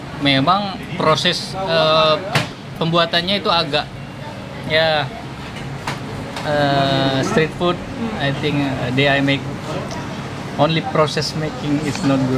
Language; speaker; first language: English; non-native, learner; Indonesian